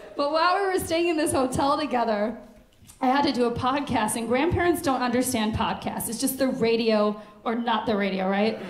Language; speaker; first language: English; native; English